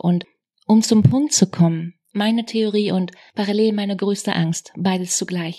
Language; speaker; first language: German; native; German